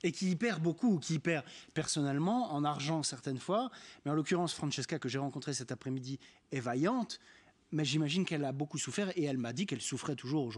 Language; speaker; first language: French; native; French